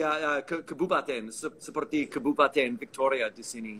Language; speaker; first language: Indonesian; non-native, learner; English